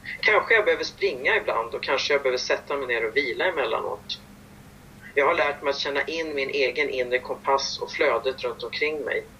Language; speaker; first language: Swedish; native; Swedish